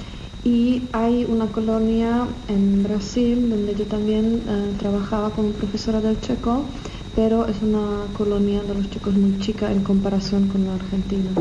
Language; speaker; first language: Spanish; non-native, fluent; Czech